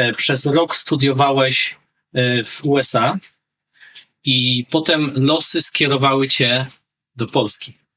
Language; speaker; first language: Polish; native; Polish